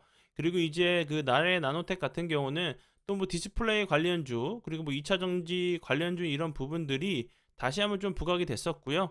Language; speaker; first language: Korean; native; Korean